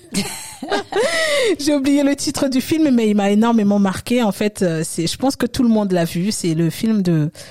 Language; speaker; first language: French; early bilingual, other home language; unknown